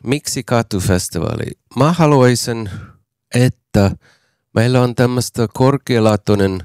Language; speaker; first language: Finnish; non-native, fluent; English